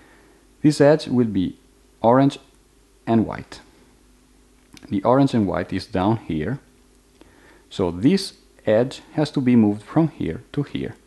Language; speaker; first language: English; non-native, fluent; Italian